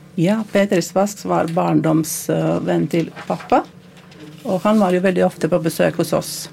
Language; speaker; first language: Norwegian; non-native, fluent; Latvian